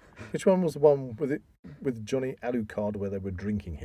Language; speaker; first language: English; native; English